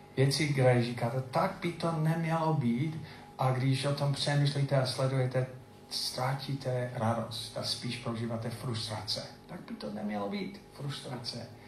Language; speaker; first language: Czech; non-native, fluent; English